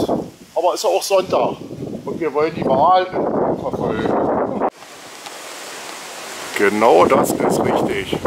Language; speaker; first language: German; native; German